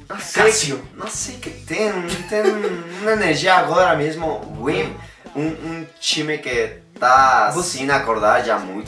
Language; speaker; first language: Portuguese; non-native, fluent; Spanish